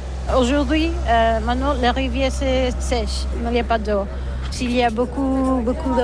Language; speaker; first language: French; non-native, learner; Catalan